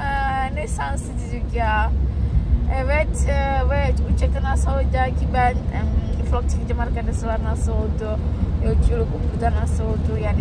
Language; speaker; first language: Turkish; non-native, learner; Indonesian